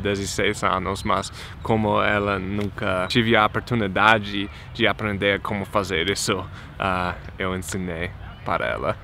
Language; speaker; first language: Portuguese; non-native, fluent; English